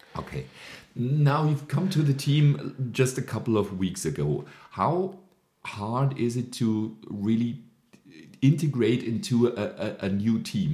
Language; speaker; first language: English; non-native, fluent; German